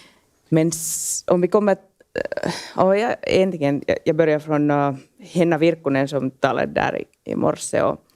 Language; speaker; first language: Swedish; non-native, local second language; Finnish